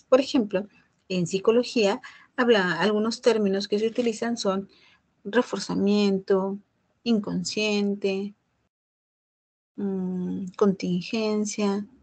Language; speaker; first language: Spanish; native; Spanish